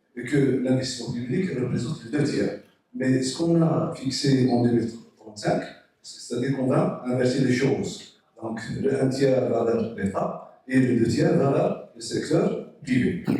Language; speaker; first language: French; non-native, local second language; Arabic